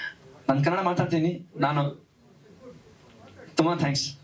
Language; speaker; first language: Kannada; non-native, learner; Hindi